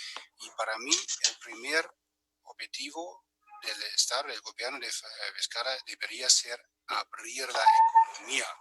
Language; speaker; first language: Spanish; non-native, fluent; German